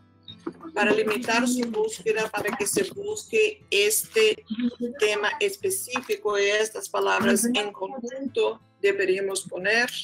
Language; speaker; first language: Spanish; non-native, fluent; Portuguese